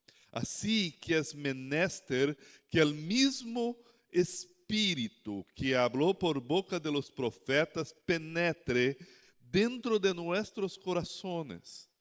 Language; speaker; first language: Spanish; non-native, learner; Portuguese